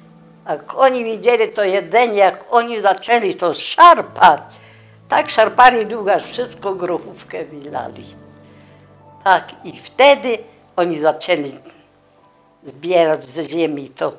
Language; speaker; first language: Polish; non-native, local second language; Kashubian